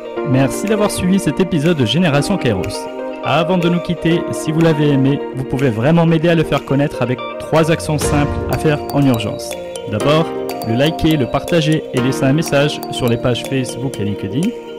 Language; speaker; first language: French; non-native, local second language; Arabic